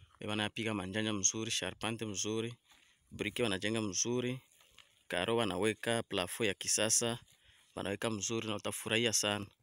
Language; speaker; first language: Swahili; native; Swahili